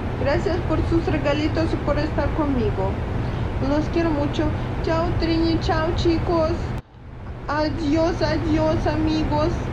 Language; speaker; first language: Spanish; non-native, fluent; Ukrainian